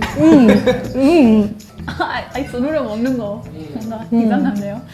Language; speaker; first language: Korean; non-native, fluent; Spanish